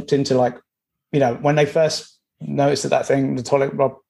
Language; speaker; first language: English; native; English